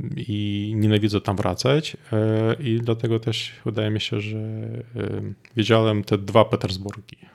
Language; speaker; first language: Polish; non-native, fluent; Russian